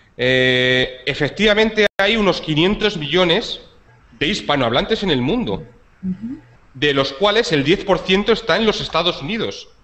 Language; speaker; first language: Spanish; native; Spanish